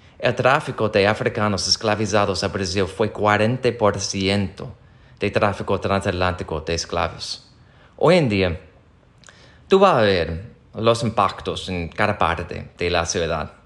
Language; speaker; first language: Spanish; non-native, fluent; English